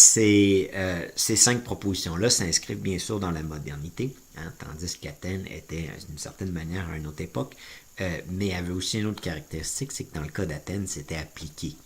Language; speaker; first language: French; native; French